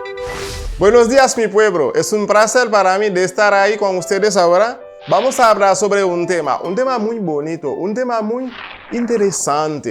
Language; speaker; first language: Spanish; non-native, fluent; Haitian Creole